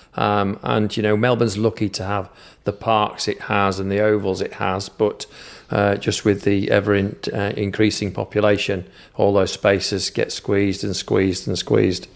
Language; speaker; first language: English; native; English